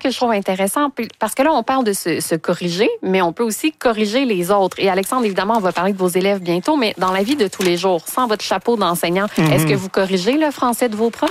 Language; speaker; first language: French; native; French